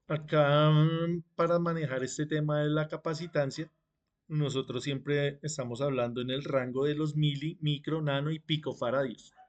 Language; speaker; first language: Spanish; native; Spanish